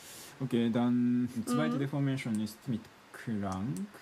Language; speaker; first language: German; non-native, learner; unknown